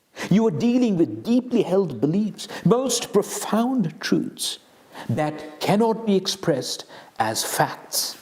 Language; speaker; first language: English; non-native, local second language; Bangla